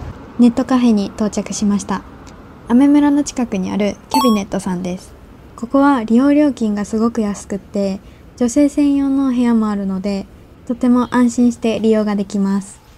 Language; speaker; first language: Japanese; native; Japanese